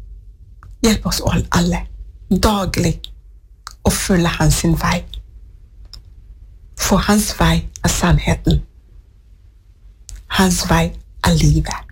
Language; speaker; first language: Norwegian; non-native, fluent; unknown